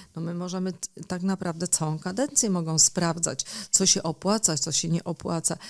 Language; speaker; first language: Polish; native; Polish